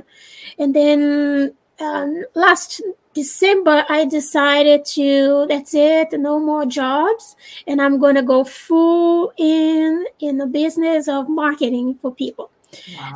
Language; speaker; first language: English; non-native, fluent; Portuguese